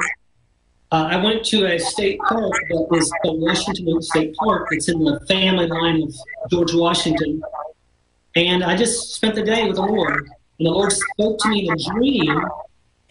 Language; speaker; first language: English; native; English